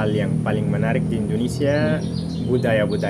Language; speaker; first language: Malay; non-native, fluent; Arabic